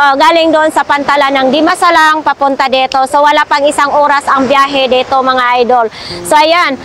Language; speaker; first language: Filipino; non-native, local second language; Masbatenyo